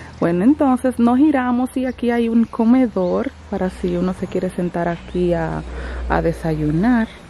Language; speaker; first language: Spanish; native; Spanish